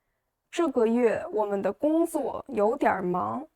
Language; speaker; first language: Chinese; non-native, fluent; French